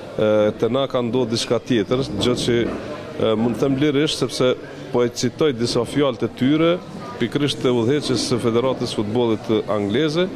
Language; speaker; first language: Albanian; native; Albanian